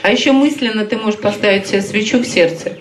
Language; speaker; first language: Russian; native; Russian